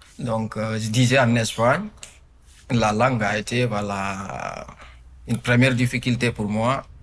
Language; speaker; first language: French; non-native, local second language; Fula